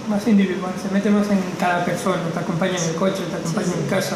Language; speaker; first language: Spanish; native; Spanish